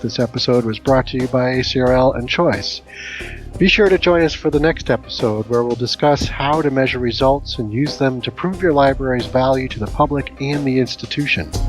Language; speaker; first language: English; native; English